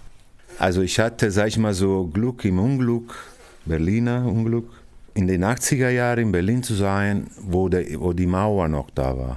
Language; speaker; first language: German; non-native, fluent; Italian